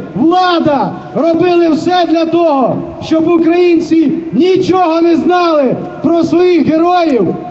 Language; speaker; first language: Ukrainian; native; Ukrainian